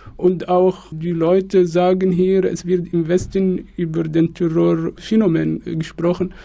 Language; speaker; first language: German; non-native, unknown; Arabic